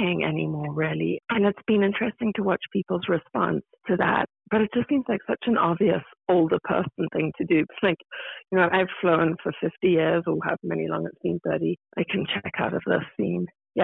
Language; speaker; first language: English; native; English